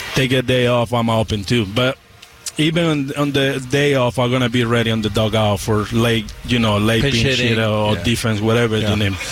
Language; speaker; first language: English; non-native, learner; Spanish